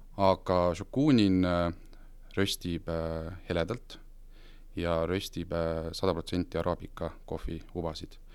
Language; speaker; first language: Estonian; native; Estonian